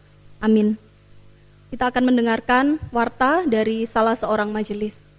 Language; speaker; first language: Indonesian; native; Indonesian